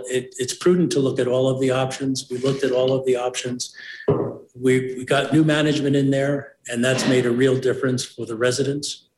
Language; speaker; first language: English; native; English